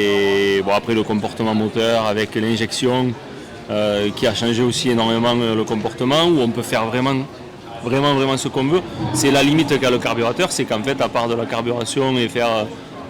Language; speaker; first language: French; native; French